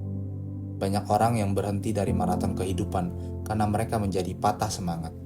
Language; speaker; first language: Indonesian; native; Indonesian